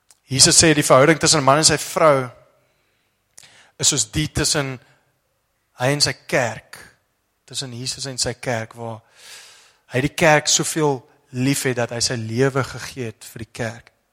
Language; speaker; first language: Afrikaans; non-native, fluent; English